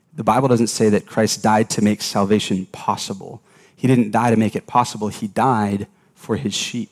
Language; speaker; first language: English; native; English